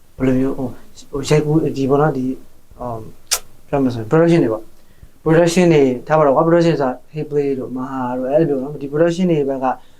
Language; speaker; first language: Burmese; native; Burmese